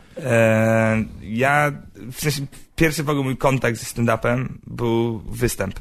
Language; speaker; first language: Polish; early bilingual, heritage; Polish